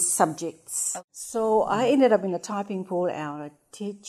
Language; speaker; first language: English; non-native, fluent; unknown